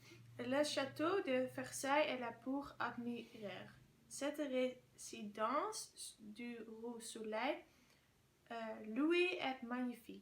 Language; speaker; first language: French; non-native, learner; Dutch